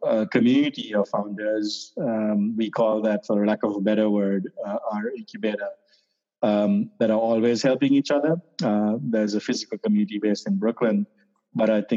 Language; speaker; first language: English; non-native, local second language; Sinhala